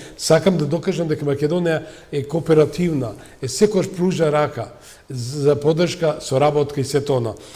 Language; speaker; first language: Macedonian; non-native, local second language; Serbian